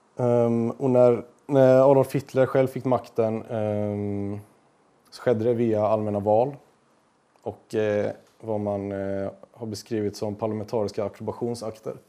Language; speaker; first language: Swedish; native; Swedish